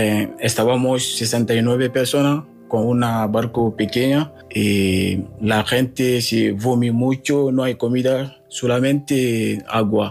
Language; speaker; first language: Spanish; non-native, learner; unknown